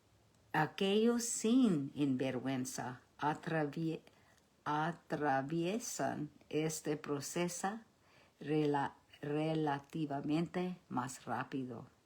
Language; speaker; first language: Spanish; early bilingual, heritage; Spanish